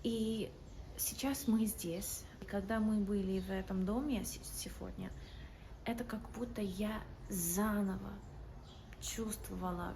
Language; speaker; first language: Russian; non-native, fluent; English